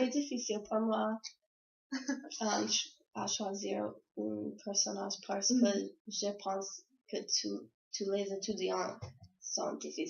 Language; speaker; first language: French; non-native, learner; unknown